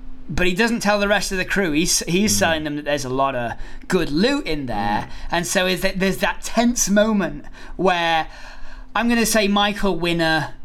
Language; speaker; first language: English; native; English